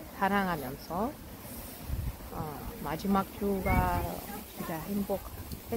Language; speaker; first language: Korean; non-native, fluent; Russian